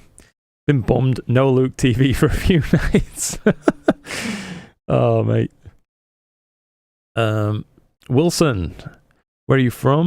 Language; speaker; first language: English; native; English